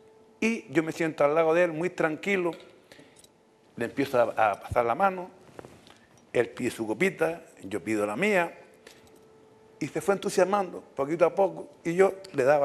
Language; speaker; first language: Spanish; native; Spanish